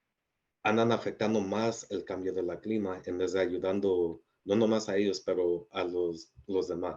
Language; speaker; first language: Spanish; early bilingual, heritage; Spanish